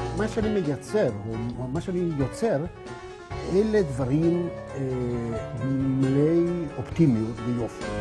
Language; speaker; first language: Hebrew; non-native, fluent; Spanish